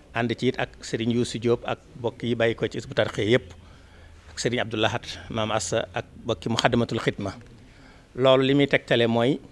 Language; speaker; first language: Wolof; native; Wolof